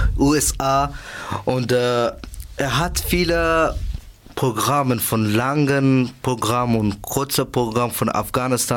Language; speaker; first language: German; non-native, learner; Persian